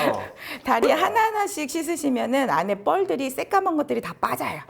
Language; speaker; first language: Korean; native; Korean